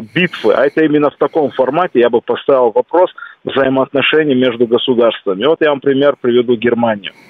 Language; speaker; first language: Russian; non-native, local second language; Kumyk